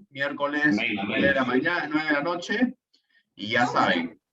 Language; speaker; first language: Spanish; native; Spanish